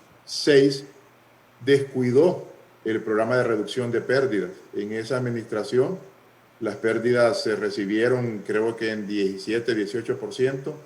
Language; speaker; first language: Spanish; native; Spanish